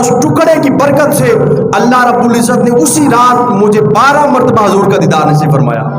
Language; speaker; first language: Urdu; non-native, local second language; Punjabi